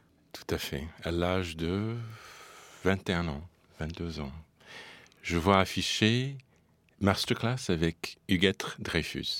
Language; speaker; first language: French; non-native, fluent; English